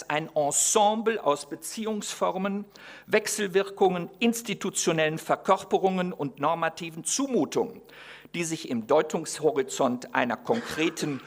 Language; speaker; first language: German; native; German